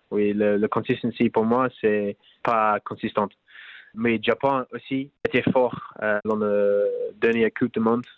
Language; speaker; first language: French; non-native, learner; English